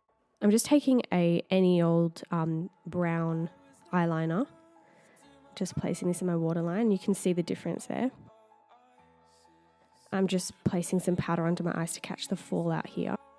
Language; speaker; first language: English; native; English